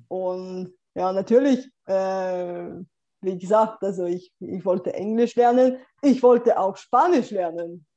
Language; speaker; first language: German; non-native, fluent; Bulgarian